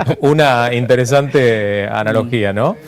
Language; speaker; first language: Spanish; native; Spanish